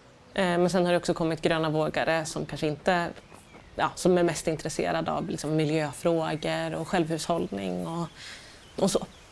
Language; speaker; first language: Swedish; native; Swedish